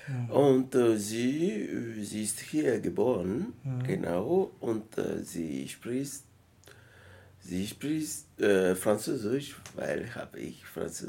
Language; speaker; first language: German; non-native, learner; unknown